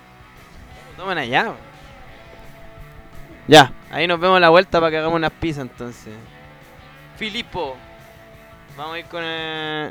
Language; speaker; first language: Spanish; native; Spanish